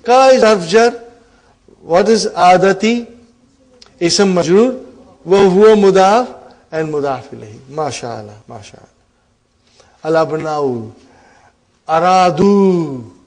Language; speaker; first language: Arabic; non-native, fluent; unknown